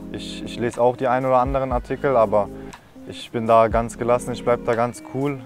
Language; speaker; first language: German; non-native, fluent; Japanese